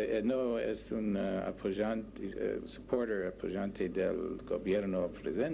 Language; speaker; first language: Spanish; non-native, learner; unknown